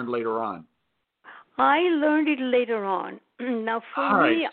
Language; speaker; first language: English; non-native, local second language; Bangla